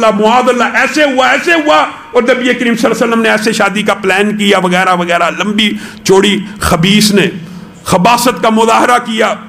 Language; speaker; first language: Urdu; non-native, local second language; Punjabi